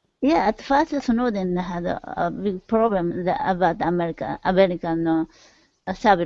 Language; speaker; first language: English; non-native, learner; Japanese